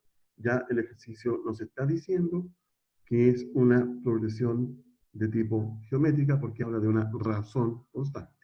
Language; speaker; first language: Spanish; native; Spanish